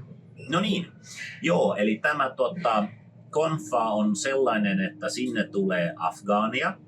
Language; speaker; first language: Finnish; non-native, fluent; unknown